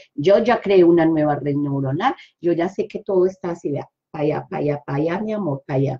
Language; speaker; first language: Spanish; native; Spanish